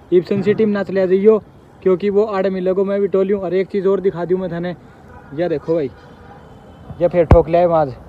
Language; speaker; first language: Hindi; native; Hindi